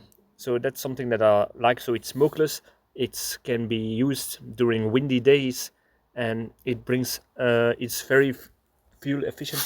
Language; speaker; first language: English; non-native, fluent; Dutch